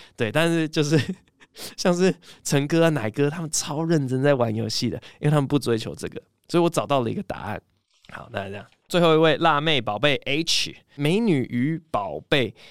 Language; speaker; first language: Chinese; early bilingual, other home language; English